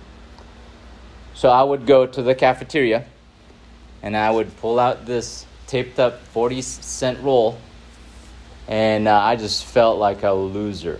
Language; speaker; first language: English; non-native, local second language; Filipino